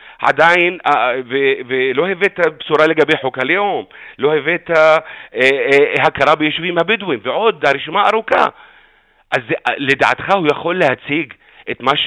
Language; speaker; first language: Hebrew; non-native, local second language; Arabic